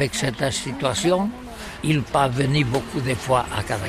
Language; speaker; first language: French; non-native, learner; Catalan